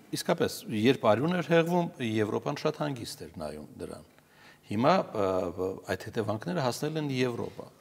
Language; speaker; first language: Armenian; native; Armenian